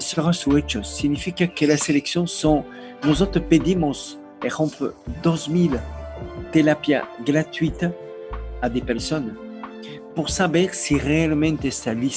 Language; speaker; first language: Spanish; non-native, learner; French